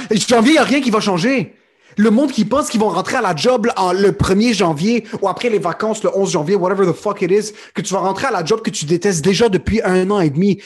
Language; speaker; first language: French; native; French